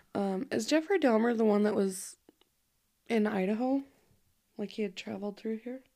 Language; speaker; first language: English; native; English